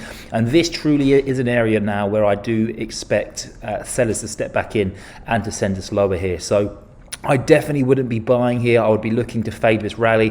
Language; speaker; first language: English; native; English